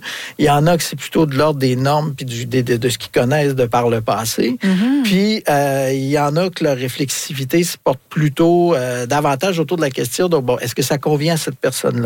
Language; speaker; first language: French; native; French